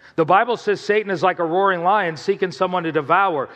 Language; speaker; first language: English; native; English